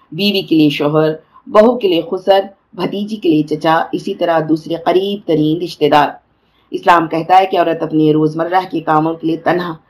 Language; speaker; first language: Urdu; native; Urdu